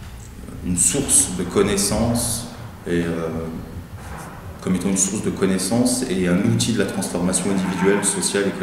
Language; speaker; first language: French; native; French